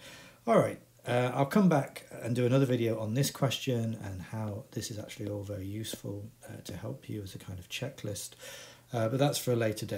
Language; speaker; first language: English; native; English